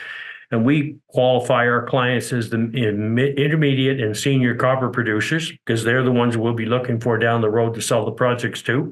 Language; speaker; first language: English; native; English